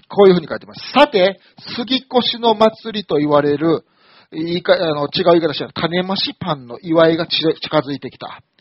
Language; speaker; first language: Japanese; native; Japanese